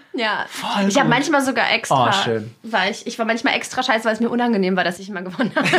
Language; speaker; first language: German; early bilingual, other home language; Russian